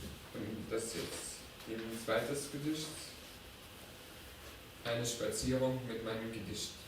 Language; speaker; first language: German; non-native, fluent; Arabic